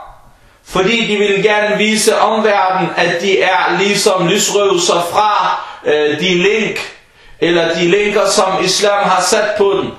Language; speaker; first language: Danish; early bilingual, other home language; Arabic